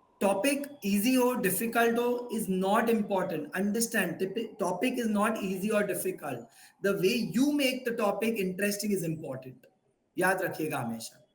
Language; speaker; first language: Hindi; non-native, local second language; Gujarati